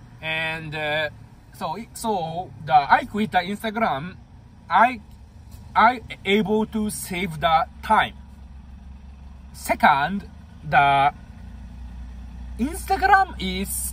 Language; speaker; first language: English; non-native, learner; Japanese